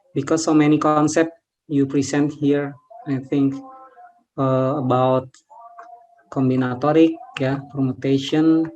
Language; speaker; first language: English; non-native, learner; Indonesian